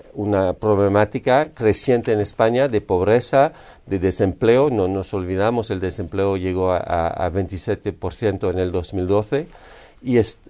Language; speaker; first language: Spanish; non-native, fluent; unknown